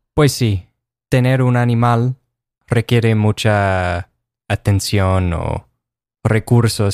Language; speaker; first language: Spanish; non-native, fluent; English